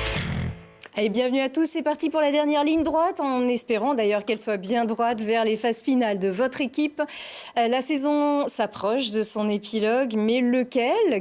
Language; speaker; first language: French; native; French